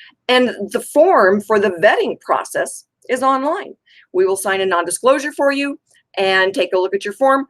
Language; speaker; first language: English; native; English